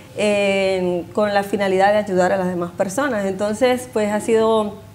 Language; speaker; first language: Spanish; native; Spanish